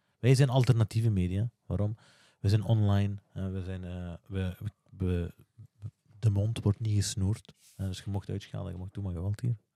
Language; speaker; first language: Dutch; early bilingual, other home language; Turkish